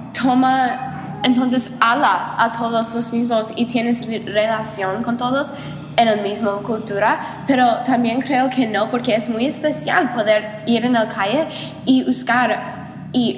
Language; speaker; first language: Spanish; non-native, learner; English